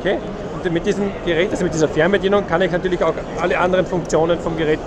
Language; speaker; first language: German; native; German